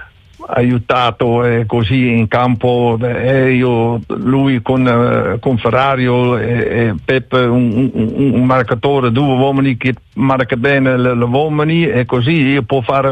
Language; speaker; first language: Italian; non-native, learner; Dutch